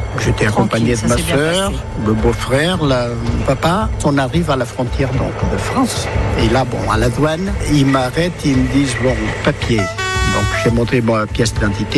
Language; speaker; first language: French; early bilingual, other home language; Portuguese